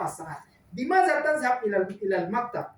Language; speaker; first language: Arabic; non-native, fluent; Indonesian